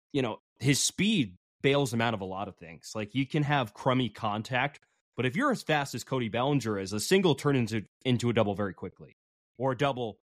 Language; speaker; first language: English; native; English